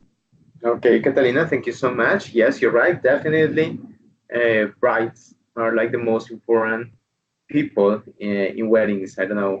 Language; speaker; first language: English; non-native, learner; Spanish